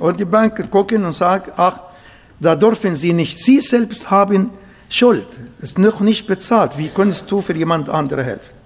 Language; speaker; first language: German; non-native, fluent; Arabic